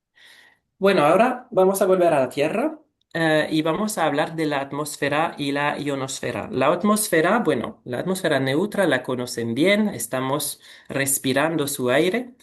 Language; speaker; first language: Spanish; non-native, fluent; French